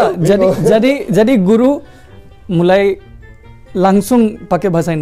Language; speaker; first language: Indonesian; non-native, learner; Hindi